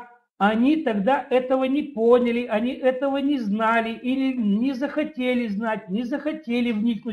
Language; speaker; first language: Russian; native; Russian